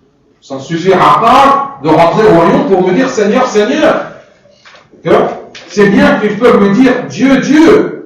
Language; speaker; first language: French; non-native, fluent; Arabic